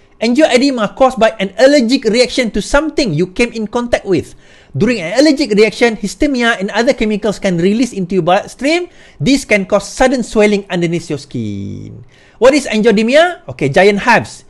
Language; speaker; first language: English; non-native, local second language; Malay